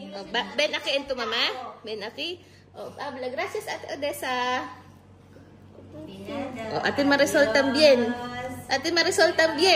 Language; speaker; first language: Spanish; non-native, learner; Filipino